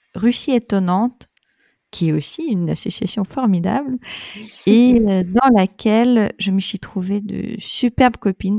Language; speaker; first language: French; non-native, fluent; Russian